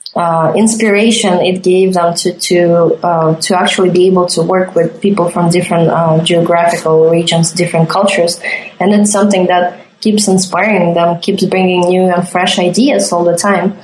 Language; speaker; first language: English; non-native, fluent; Latvian